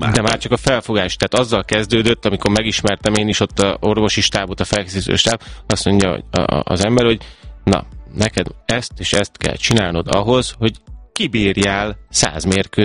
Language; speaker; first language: Hungarian; native; Hungarian